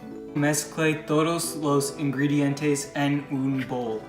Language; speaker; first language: Spanish; non-native, learner; English